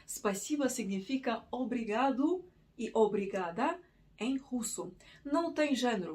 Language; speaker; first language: Portuguese; non-native, fluent; Russian